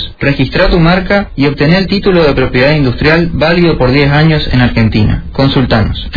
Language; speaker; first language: Spanish; native; Spanish